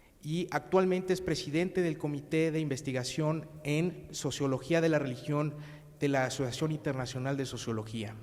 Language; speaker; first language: Spanish; native; Spanish